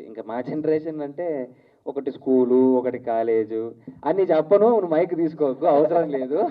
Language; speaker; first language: Telugu; native; Telugu